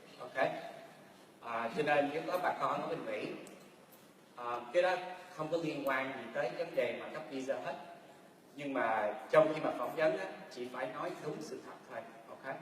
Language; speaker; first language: Vietnamese; early bilingual, heritage; Vietnamese